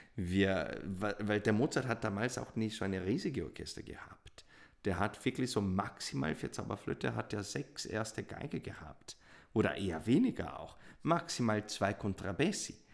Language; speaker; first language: German; non-native, fluent; Portuguese